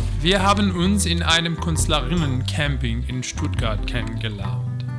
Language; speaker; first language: German; non-native, learner; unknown